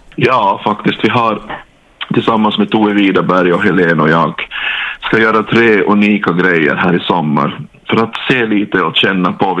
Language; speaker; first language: Swedish; native; Swedish